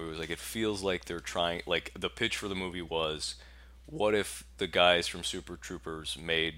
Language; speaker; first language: English; native; English